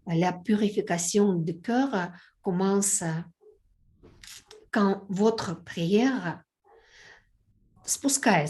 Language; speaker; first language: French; non-native, learner; Russian